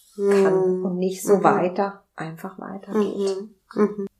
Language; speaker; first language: German; non-native, fluent; Spanish